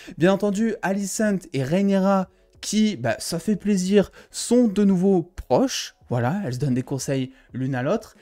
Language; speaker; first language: French; native; French